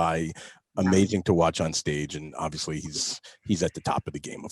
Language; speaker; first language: English; native; English